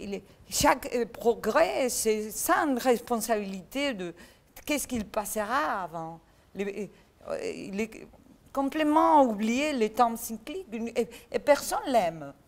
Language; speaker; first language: French; non-native, learner; Catalan